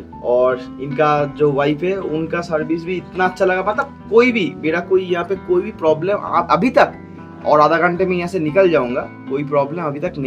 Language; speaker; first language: Hindi; non-native, local second language; Bangla